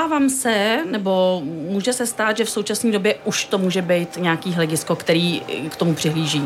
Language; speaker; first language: Czech; native; Czech